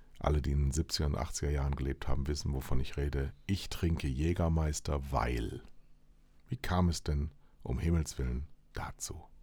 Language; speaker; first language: German; native; German